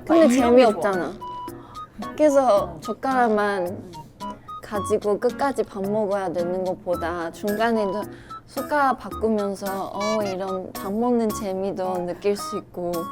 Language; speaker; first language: Korean; non-native, fluent; Chinese